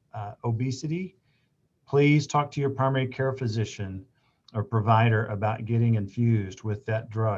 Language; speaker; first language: English; native; English